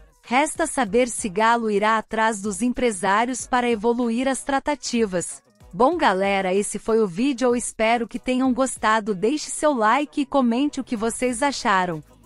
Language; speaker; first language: Portuguese; native; Portuguese